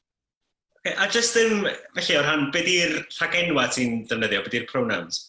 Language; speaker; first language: Welsh; native; Welsh